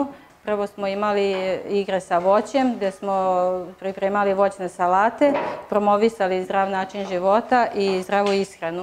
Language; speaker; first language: Serbian; native; Serbian